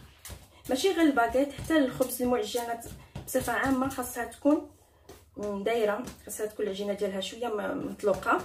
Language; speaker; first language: Arabic; native; Arabic